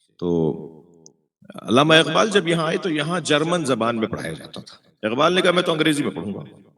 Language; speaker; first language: Urdu; native; Urdu